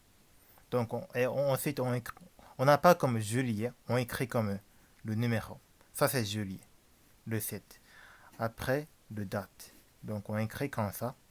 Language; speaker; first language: French; non-native, learner; Japanese